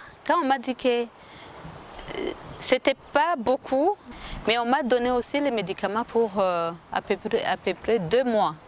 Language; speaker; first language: French; non-native, local second language; Kinyarwanda